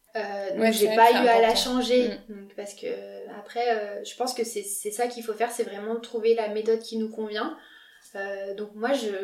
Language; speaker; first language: French; native; French